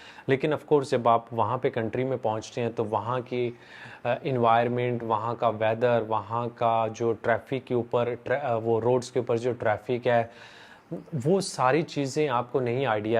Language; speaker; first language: Urdu; native; Urdu